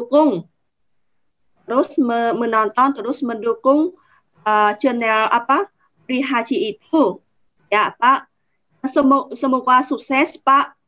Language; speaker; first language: Indonesian; non-native, fluent; Vietnamese